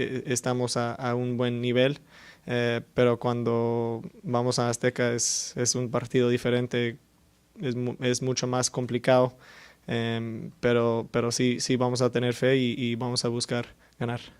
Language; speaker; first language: Spanish; early bilingual, heritage; English